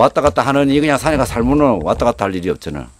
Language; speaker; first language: Korean; native; Korean